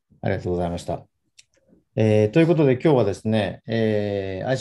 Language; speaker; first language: Japanese; native; Japanese